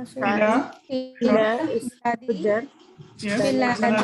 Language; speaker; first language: Arabic; non-native, fluent; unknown